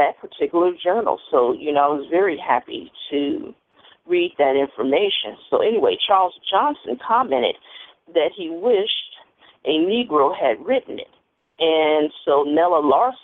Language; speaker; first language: English; native; English